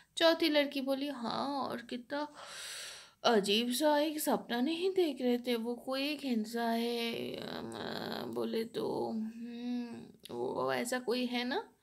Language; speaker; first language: Hindi; non-native, local second language; Bangla